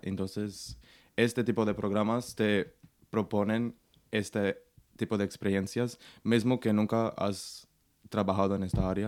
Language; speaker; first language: Spanish; non-native, learner; Portuguese